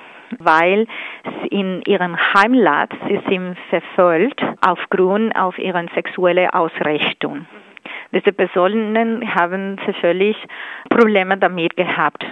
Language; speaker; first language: German; non-native, fluent; Spanish